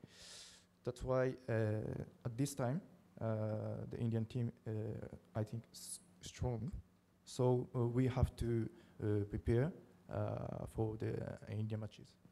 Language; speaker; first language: English; non-native, learner; Japanese